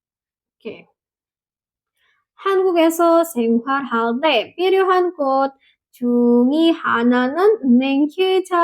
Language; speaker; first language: Korean; non-native, fluent; Indonesian